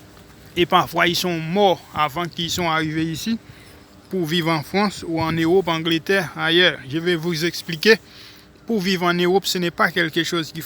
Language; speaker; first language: French; non-native, local second language; Haitian Creole